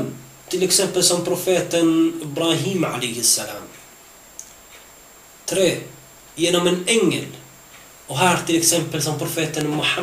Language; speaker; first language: Swedish; early bilingual, other home language; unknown